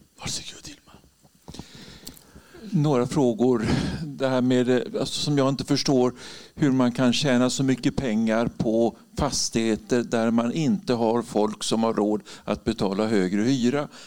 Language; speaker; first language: Swedish; native; Swedish